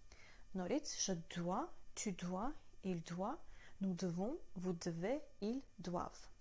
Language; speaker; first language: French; non-native, fluent; Armenian